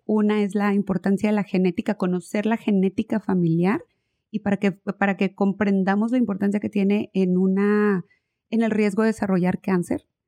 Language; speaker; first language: Spanish; native; Spanish